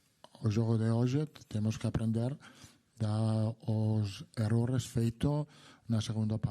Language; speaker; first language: Portuguese; non-native, learner; Italian